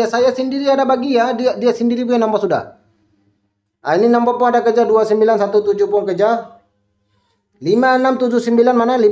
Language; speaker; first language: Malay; non-native, local second language; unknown